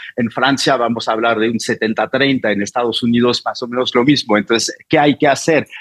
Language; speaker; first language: Spanish; non-native, fluent; French